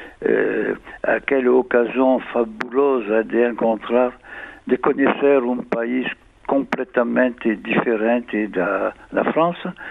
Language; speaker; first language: Portuguese; non-native, fluent; French